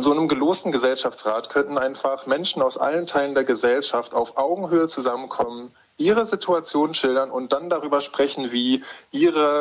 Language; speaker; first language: German; native; German